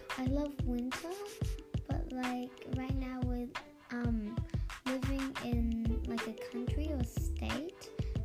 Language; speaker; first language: English; native; English